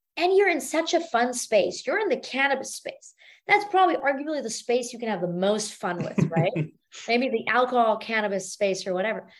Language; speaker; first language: English; non-native, fluent; German